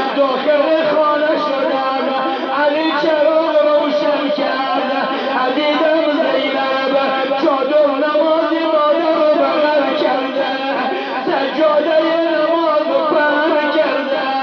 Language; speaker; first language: Persian; native; Persian